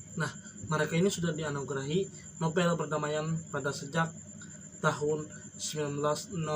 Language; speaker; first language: Indonesian; non-native, local second language; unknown